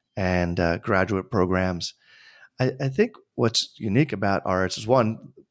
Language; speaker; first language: English; native; English